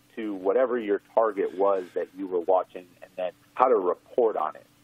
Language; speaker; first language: English; native; English